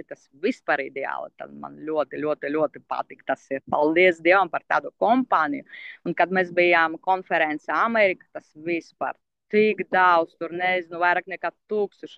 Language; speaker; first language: Latvian; non-native, local second language; Russian